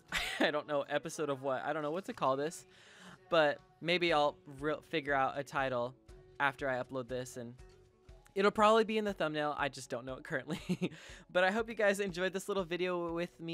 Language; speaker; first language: English; native; English